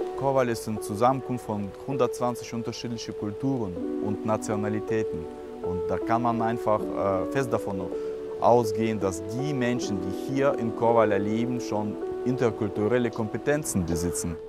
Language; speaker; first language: German; non-native, fluent; Russian